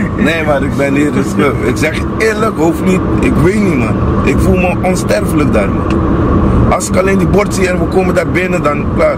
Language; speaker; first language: Dutch; non-native, local second language; Papiamento